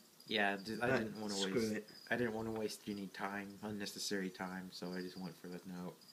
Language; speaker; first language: English; native; English